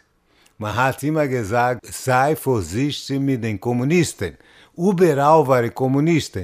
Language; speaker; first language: German; non-native, fluent; Portuguese